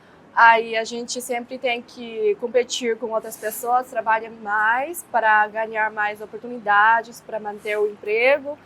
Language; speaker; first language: Portuguese; non-native, fluent; Chinese